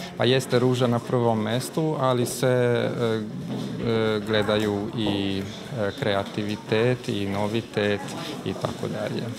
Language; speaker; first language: Serbian; non-native, local second language; Hungarian